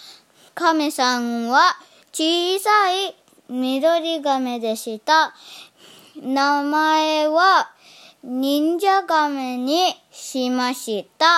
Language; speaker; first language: Japanese; early bilingual, heritage; Japanese